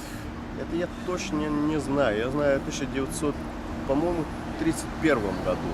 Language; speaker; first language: Russian; early bilingual, heritage; Dutch